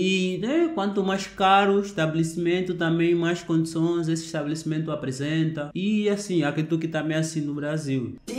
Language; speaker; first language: Portuguese; native; Portuguese